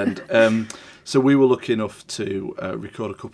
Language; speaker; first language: English; native; English